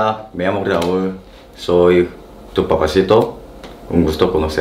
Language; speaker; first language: Spanish; non-native, learner; Korean